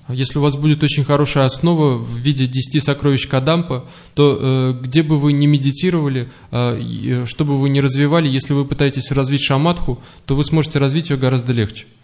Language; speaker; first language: Russian; native; Russian